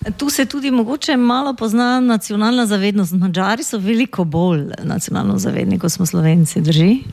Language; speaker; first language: Slovenian; native; Slovenian